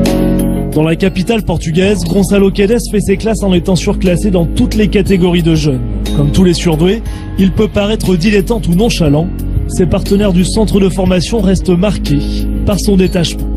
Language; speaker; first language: French; native; French